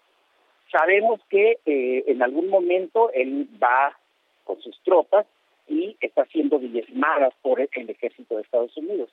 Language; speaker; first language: Spanish; native; Spanish